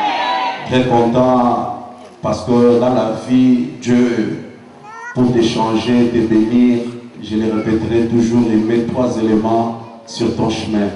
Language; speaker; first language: French; non-native, local second language; Lingala